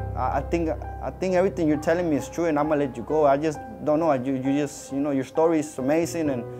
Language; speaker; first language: English; native; English